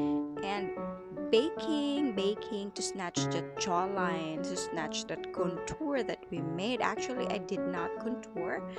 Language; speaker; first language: English; non-native, local second language; Filipino